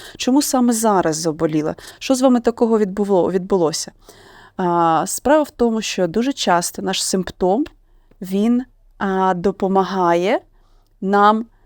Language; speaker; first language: Ukrainian; non-native, local second language; Russian